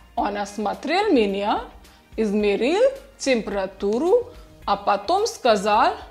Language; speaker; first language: Russian; non-native, fluent; Hindi